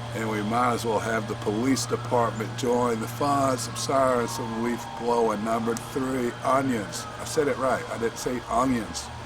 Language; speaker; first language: English; native; English